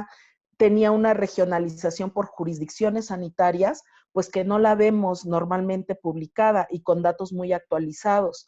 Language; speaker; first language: Spanish; native; Spanish